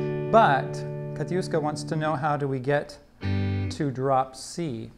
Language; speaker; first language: English; native; English